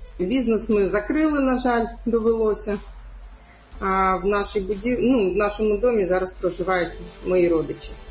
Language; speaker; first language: Ukrainian; non-native, local second language; Crimean Tatar